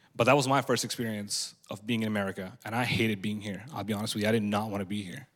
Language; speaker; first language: English; non-native, local second language; Punjabi